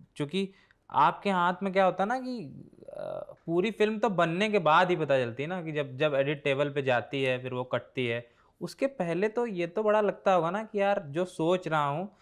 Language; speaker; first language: Hindi; native; Hindi